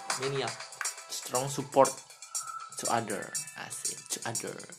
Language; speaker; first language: English; non-native, learner; Indonesian